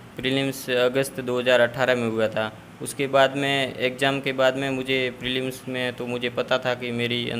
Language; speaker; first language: Hindi; native; Hindi